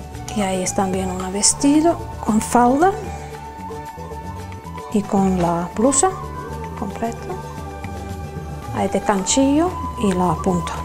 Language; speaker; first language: Spanish; non-native, learner; Finnish